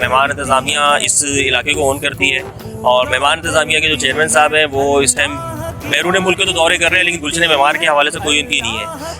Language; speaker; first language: Urdu; native; Urdu